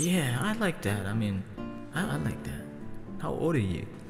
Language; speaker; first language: English; non-native, fluent; Indonesian